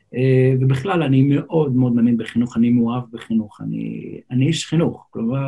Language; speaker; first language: Hebrew; non-native, local second language; Yiddish